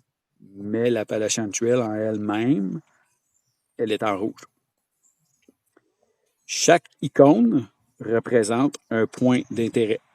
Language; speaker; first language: French; native; French